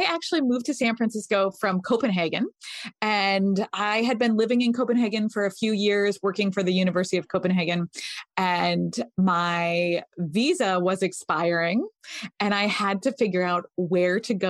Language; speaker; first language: English; native; English